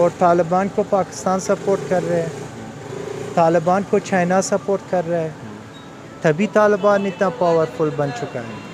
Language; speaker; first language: Hindi; non-native, learner; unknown